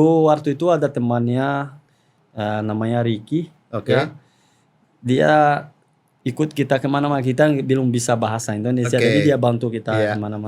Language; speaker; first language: Indonesian; non-native, fluent; Portuguese